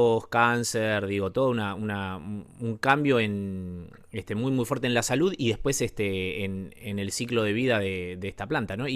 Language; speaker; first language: Spanish; native; Spanish